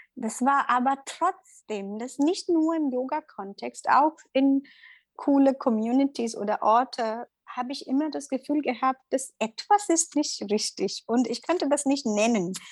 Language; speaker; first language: German; non-native, learner; Tamil